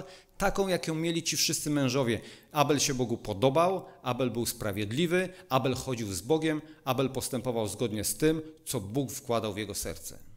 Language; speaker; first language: Polish; native; Polish